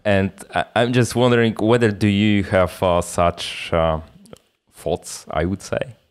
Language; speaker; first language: English; non-native, fluent; Polish